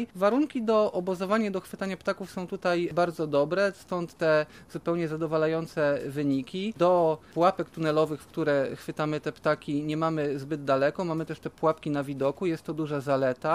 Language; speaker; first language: Polish; native; Polish